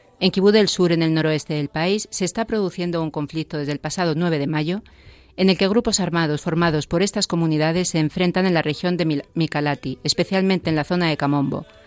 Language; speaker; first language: Spanish; native; Spanish